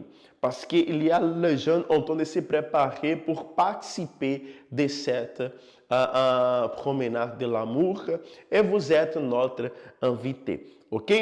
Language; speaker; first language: French; non-native, fluent; Portuguese